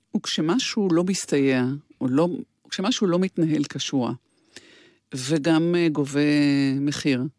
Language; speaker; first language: Hebrew; native; Hebrew